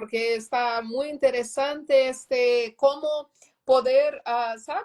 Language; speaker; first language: Spanish; non-native, learner; Portuguese